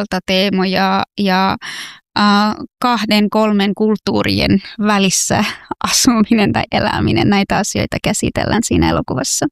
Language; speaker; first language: Finnish; non-native, fluent; Persian